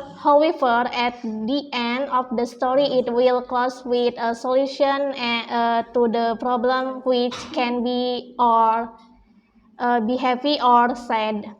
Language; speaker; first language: English; non-native, learner; Indonesian